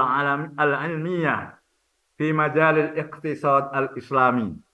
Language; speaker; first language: Arabic; non-native, fluent; Indonesian